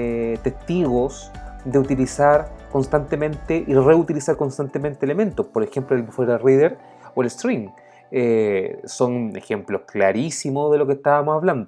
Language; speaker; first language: Spanish; native; Spanish